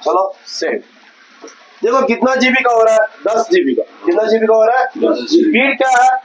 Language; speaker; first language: Hindi; non-native, local second language; Kannada